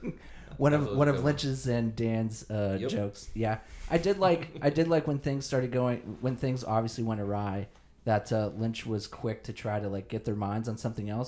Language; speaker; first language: English; native; English